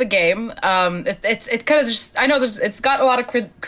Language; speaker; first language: English; non-native, fluent; Slovenian